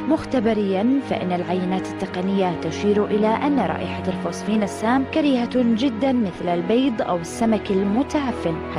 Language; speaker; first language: Arabic; native; Arabic